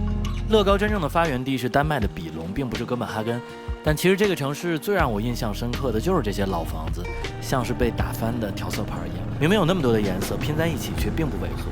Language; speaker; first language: Chinese; native; Chinese